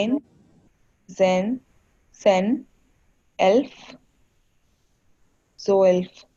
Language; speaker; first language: German; non-native, learner; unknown